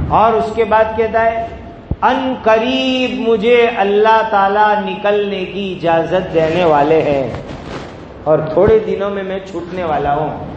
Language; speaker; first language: Urdu; non-native, local second language; Gujarati